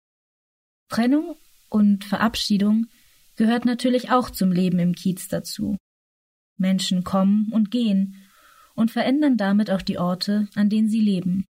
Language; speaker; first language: German; native; German